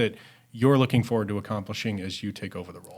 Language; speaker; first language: English; native; English